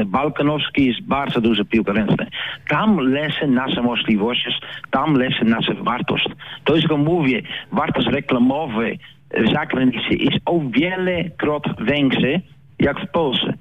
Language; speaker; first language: Polish; non-native, learner; Dutch